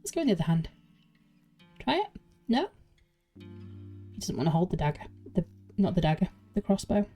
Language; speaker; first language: English; native; English